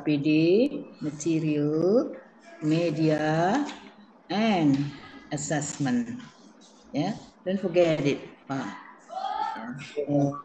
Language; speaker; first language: English; non-native, learner; Indonesian